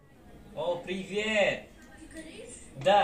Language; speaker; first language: Russian; non-native, learner; Indonesian